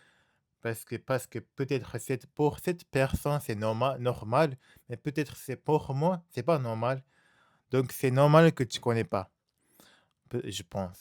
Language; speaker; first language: French; non-native, learner; Japanese